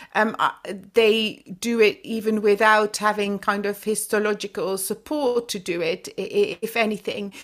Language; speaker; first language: English; non-native, fluent; Dutch